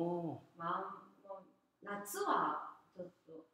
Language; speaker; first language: Japanese; non-native, fluent; Korean